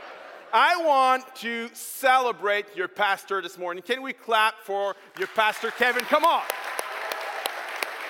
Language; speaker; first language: English; non-native, fluent; French